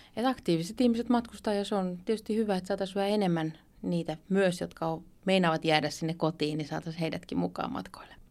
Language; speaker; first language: Finnish; native; Finnish